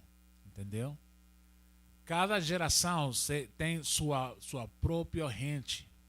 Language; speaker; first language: Portuguese; non-native, learner; Spanish